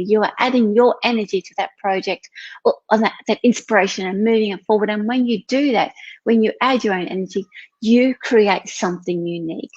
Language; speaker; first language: English; native; English